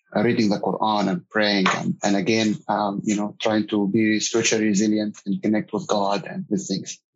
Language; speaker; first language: English; non-native, fluent; Arabic